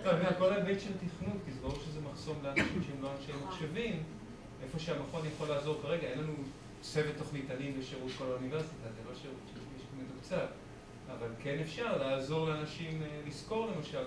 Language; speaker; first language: Hebrew; native; Hebrew